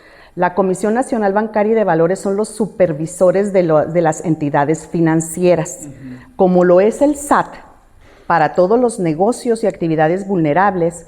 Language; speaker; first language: Spanish; native; Spanish